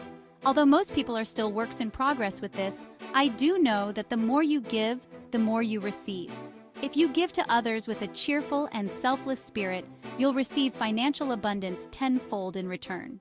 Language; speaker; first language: English; native; English